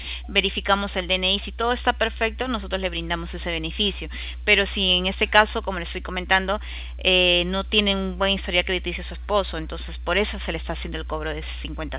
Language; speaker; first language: Spanish; native; Spanish